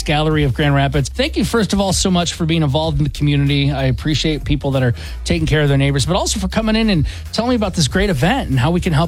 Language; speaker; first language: English; native; English